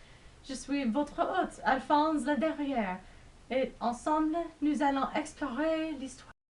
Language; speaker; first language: French; non-native, learner; English